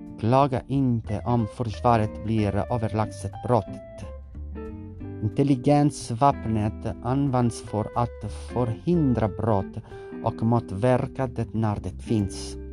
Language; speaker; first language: Swedish; non-native, learner; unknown